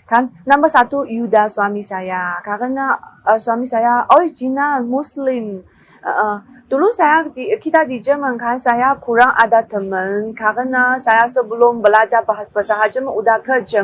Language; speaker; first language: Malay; non-native, learner; Chinese